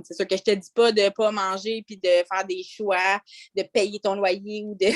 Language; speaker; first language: French; native; French